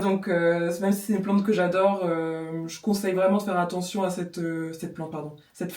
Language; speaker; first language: French; native; French